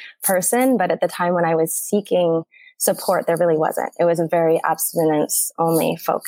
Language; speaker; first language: English; native; English